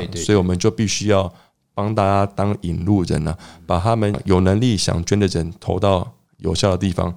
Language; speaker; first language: Chinese; native; Chinese